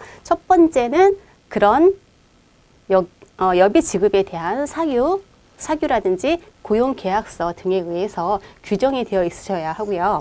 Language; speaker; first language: Korean; native; Korean